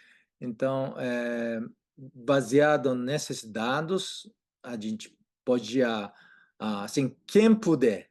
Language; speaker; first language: Portuguese; non-native, fluent; Japanese